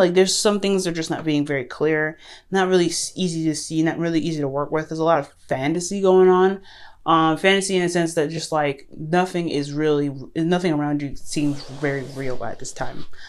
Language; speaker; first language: English; native; English